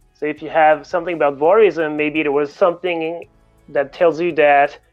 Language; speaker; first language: English; non-native, fluent; French